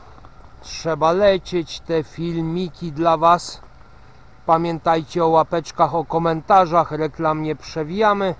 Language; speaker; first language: Polish; native; Polish